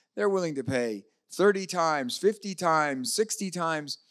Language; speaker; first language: English; native; English